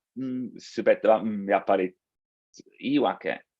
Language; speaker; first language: Japanese; non-native, fluent; English